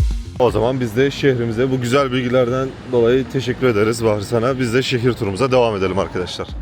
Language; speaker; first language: Turkish; native; Turkish